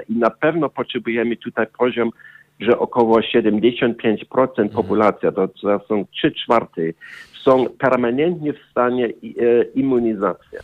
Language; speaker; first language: Polish; non-native, learner; German